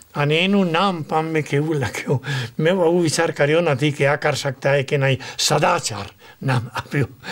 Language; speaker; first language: Gujarati; non-native, fluent; Spanish